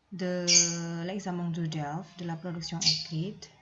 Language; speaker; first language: French; non-native, fluent; Indonesian